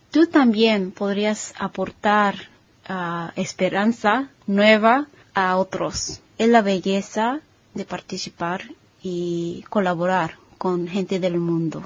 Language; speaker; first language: Spanish; non-native, fluent; Japanese